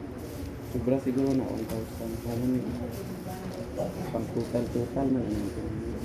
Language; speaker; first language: Filipino; non-native, local second language; Cebuano